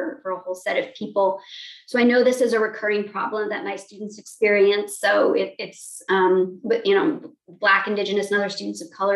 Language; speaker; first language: English; native; English